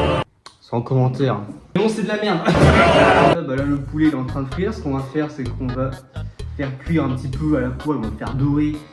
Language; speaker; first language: French; native; French